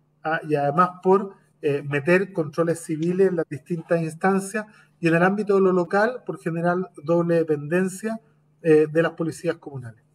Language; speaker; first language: Spanish; native; Spanish